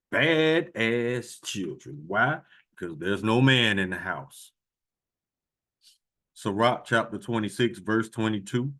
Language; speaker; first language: English; native; English